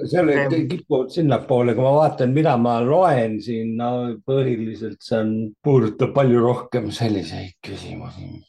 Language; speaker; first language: Estonian; early bilingual, heritage; Estonian